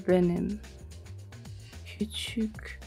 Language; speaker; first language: Turkish; non-native, learner; English